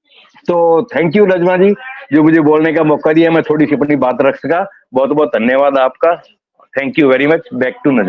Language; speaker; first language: Hindi; native; Hindi